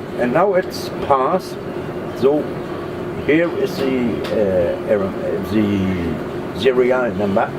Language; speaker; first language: English; non-native, learner; German